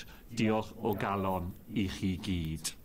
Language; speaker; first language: Welsh; non-native, fluent; English